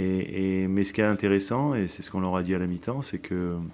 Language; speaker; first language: French; native; French